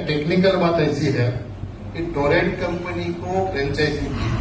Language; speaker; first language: Hindi; non-native, local second language; Marathi